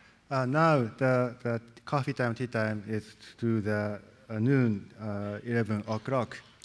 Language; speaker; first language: English; non-native, learner; Japanese